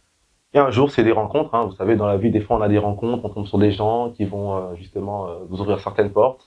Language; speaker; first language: French; native; French